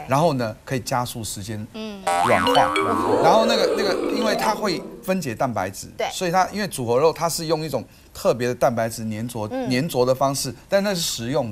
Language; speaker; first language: Chinese; native; Chinese